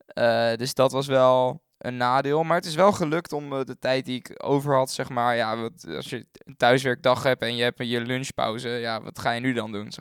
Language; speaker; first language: Dutch; native; Dutch